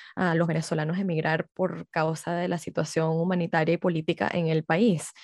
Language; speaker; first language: Spanish; early bilingual, heritage; Spanish